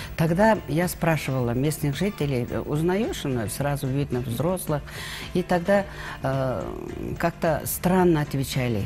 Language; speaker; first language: Russian; non-native, local second language; Kazakh